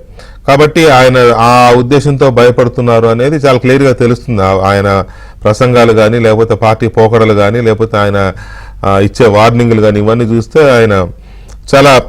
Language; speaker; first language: Telugu; native; Telugu